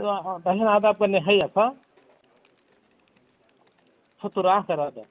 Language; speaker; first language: Arabic; non-native, learner; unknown